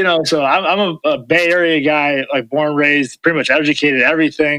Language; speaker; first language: English; native; English